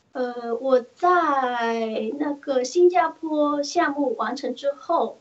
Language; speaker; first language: Chinese; early bilingual, heritage; Chinese